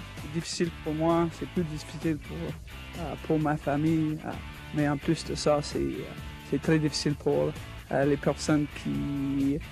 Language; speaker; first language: French; non-native, learner; English